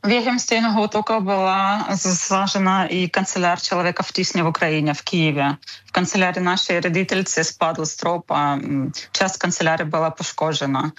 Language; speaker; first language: Czech; non-native, fluent; Ukrainian